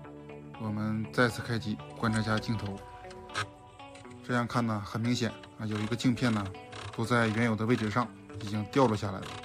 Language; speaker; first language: Chinese; native; Chinese